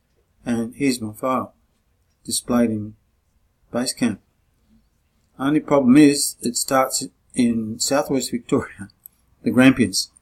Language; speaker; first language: English; native; English